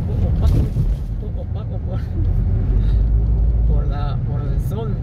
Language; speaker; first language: Spanish; native; Spanish